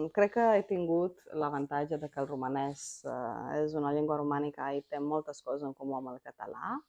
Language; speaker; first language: Catalan; non-native, fluent; Romanian